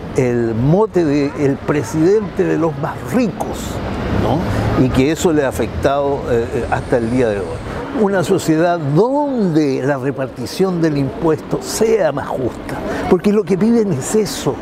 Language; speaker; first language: Spanish; native; Spanish